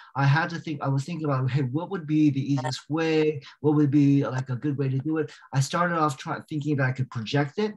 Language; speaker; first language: English; native; English